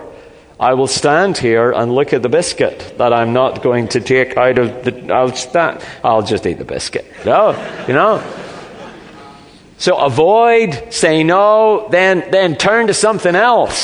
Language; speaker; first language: English; native; English